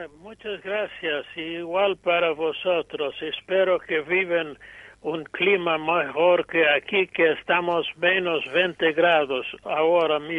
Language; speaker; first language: Spanish; non-native, fluent; English